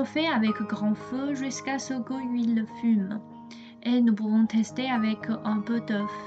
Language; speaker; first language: French; non-native, fluent; Chinese